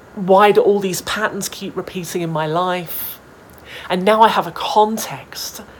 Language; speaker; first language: English; native; English